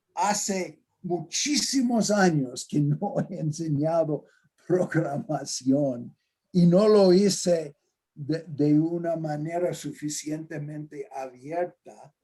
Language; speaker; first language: Spanish; non-native, fluent; English